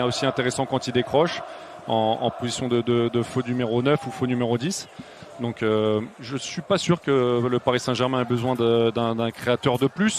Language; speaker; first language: French; native; French